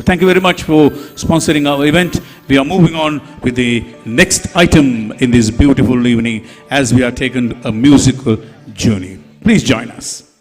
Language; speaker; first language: English; non-native, local second language; Tamil